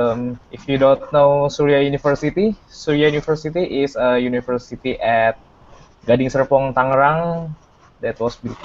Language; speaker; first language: English; non-native, fluent; Indonesian